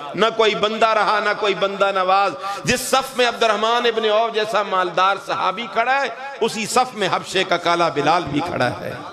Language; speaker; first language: Urdu; non-native, local second language; Northern Hindko